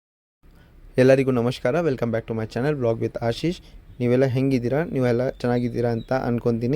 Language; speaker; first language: Kannada; non-native, local second language; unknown